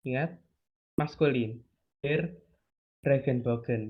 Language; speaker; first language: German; non-native, learner; Indonesian